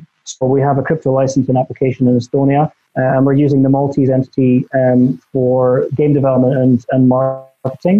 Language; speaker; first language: English; native; English